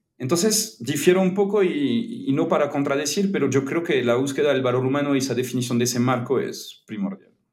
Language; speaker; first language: Spanish; non-native, fluent; French